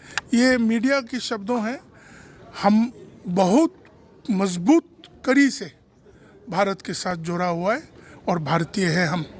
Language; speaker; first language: Hindi; non-native, local second language; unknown